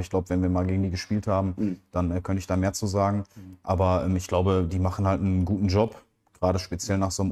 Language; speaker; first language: German; native; German